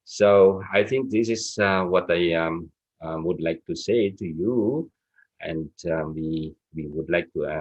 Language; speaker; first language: English; non-native, fluent; Indonesian